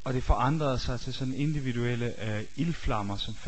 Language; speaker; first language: Danish; native; Danish